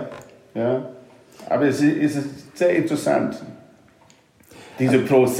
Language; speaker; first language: German; non-native, fluent; English